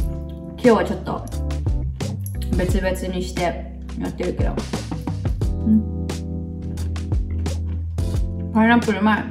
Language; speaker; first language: Japanese; early bilingual, heritage; Japanese